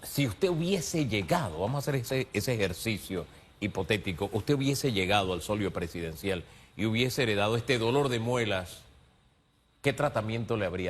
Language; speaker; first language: Spanish; native; Spanish